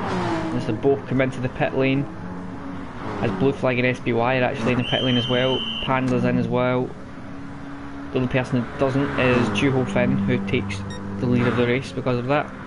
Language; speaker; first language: English; native; English